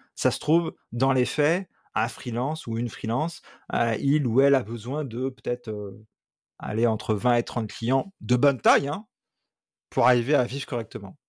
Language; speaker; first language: French; native; French